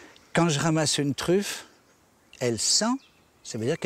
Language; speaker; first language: French; native; French